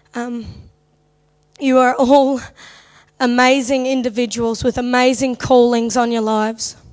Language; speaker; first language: English; native; English